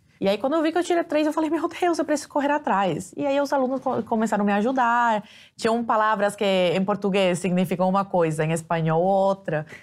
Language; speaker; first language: Portuguese; early bilingual, other home language; Spanish